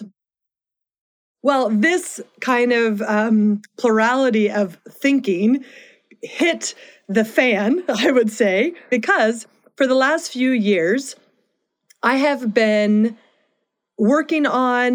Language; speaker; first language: English; native; English